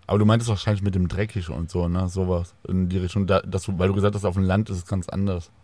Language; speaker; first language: German; native; German